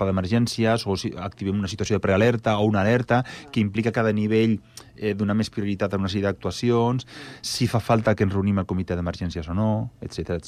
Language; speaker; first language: Catalan; native; Catalan